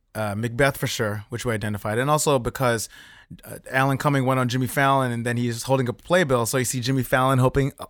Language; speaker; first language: English; native; English